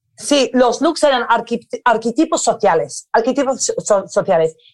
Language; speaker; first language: Spanish; early bilingual, other home language; English